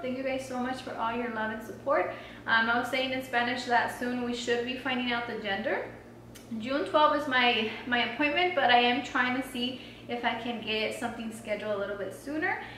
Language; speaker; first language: English; early bilingual, other home language; Spanish